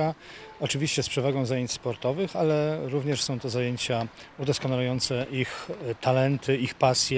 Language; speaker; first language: Polish; native; Polish